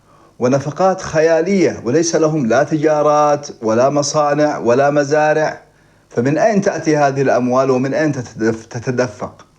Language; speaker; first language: Arabic; native; Arabic